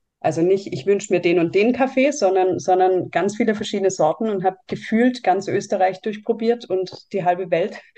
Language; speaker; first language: German; native; German